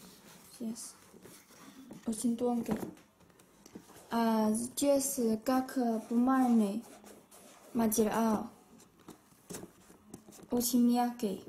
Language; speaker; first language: Russian; non-native, learner; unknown